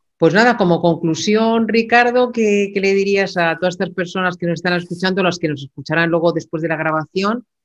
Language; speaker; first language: Spanish; native; Spanish